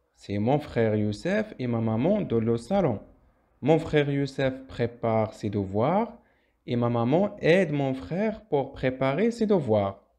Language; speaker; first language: French; non-native, local second language; Arabic